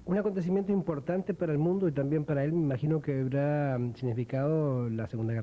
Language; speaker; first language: Spanish; native; Spanish